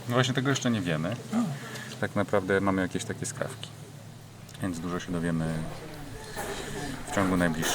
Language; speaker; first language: Polish; native; Polish